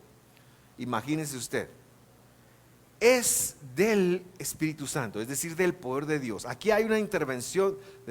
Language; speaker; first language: Spanish; native; Spanish